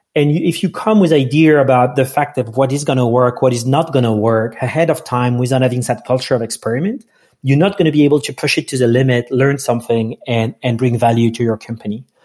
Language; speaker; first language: English; non-native, fluent; French